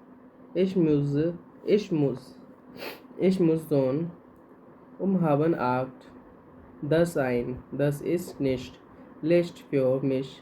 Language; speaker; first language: German; non-native, learner; Hindi